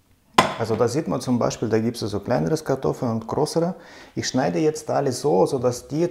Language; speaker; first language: German; non-native, fluent; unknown